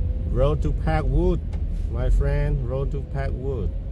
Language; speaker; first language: English; non-native, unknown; Khmer